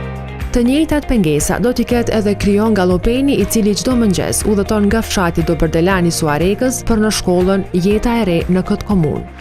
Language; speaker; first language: Albanian; native; Albanian